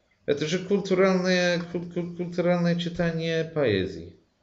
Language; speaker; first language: Russian; non-native, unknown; English